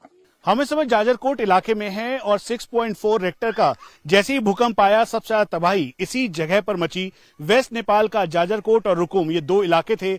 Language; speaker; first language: Hindi; native; Hindi